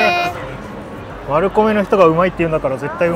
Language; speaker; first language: Japanese; native; Japanese